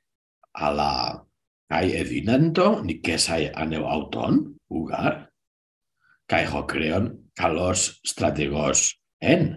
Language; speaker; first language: Greek; non-native, learner; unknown